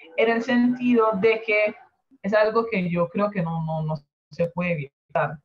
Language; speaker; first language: Spanish; non-native, local second language; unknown